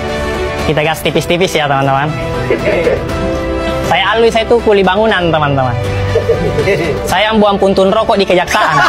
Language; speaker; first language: Indonesian; native; Indonesian